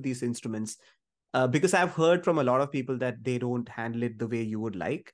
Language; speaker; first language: English; non-native, local second language; Malayalam